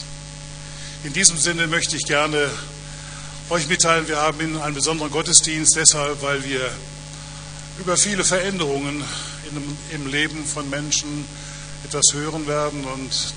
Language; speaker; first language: German; native; German